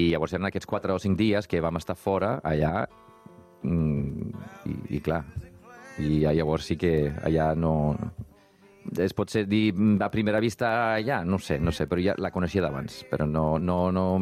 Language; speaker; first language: Catalan; non-native, fluent; Icelandic